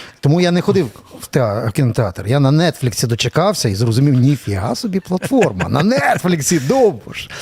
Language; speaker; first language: Ukrainian; native; Ukrainian